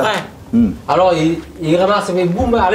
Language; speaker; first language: French; early bilingual, heritage; Vietnamese